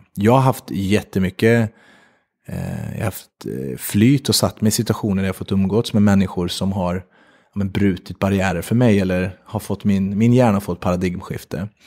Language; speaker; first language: Swedish; native; Swedish